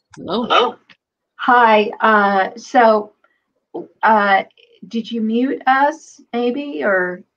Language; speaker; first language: English; non-native, fluent; Hebrew